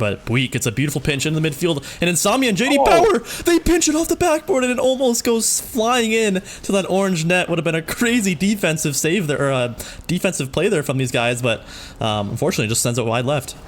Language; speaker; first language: English; native; English